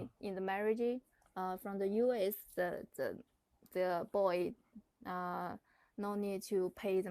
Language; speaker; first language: English; non-native, learner; Chinese